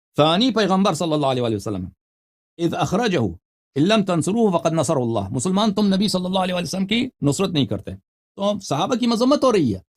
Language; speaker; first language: Urdu; non-native, fluent; Persian